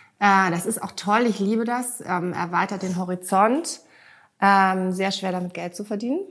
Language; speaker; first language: German; early bilingual, heritage; German